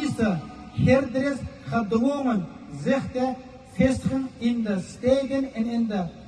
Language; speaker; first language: Dutch; non-native, fluent; Uyghur